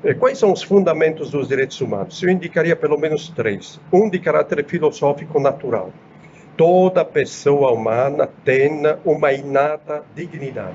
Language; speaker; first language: Portuguese; non-native, fluent; Italian